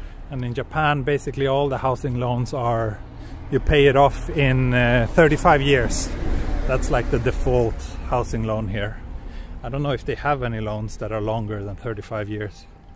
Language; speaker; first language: English; non-native, fluent; Swedish